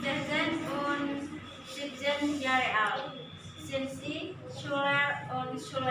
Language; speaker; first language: German; non-native, learner; Indonesian